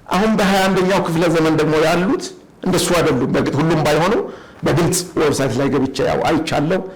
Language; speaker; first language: Amharic; non-native, local second language; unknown